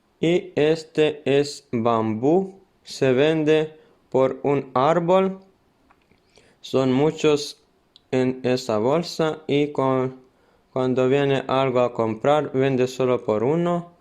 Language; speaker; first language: Spanish; non-native, fluent; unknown